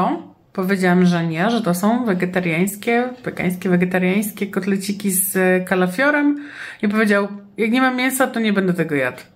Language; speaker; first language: Polish; native; Polish